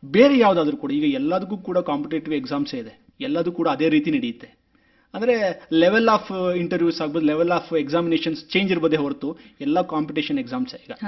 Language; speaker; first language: Kannada; native; Kannada